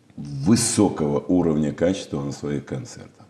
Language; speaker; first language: Russian; native; Russian